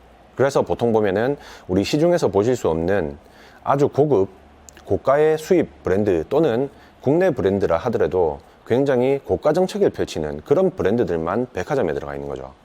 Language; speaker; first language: Korean; native; Korean